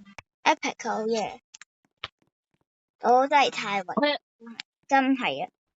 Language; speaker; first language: Chinese; early bilingual, heritage; Cantonese